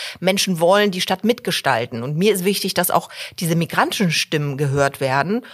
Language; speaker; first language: German; early bilingual, other home language; Polish